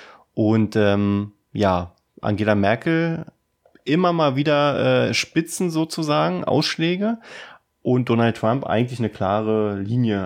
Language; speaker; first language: German; native; German